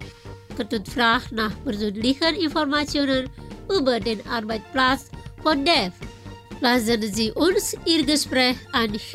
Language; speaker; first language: German; non-native, fluent; Indonesian